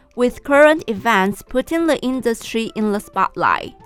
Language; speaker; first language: English; non-native, fluent; Chinese